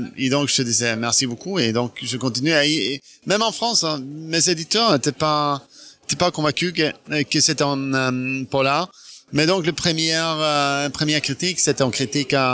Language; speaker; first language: French; non-native, fluent; Norwegian